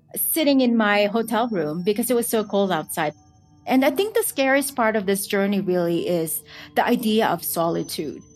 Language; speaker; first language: English; non-native, local second language; Filipino